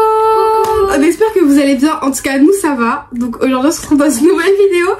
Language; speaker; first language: French; native; French